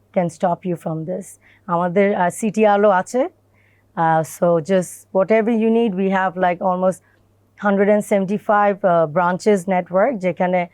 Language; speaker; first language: English; non-native, local second language; Bangla